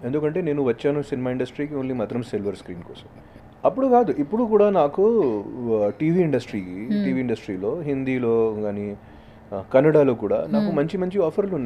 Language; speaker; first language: Telugu; non-native, local second language; Hindi